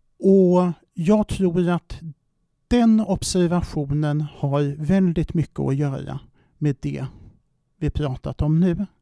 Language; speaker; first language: Swedish; native; Swedish